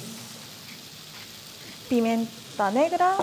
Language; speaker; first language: Spanish; non-native, fluent; Japanese